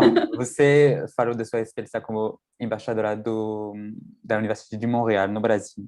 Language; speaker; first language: Portuguese; non-native, fluent; French